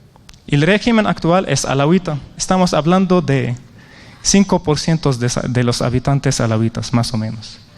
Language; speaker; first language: Spanish; non-native, fluent; Arabic